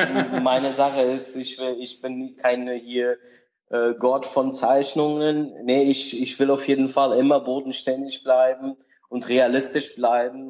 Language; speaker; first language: German; non-native, learner; Portuguese